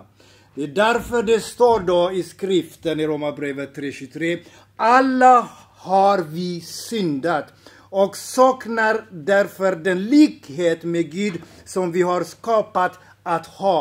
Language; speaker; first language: Swedish; non-native, fluent; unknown